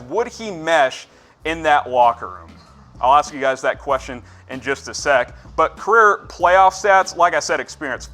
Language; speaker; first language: English; native; English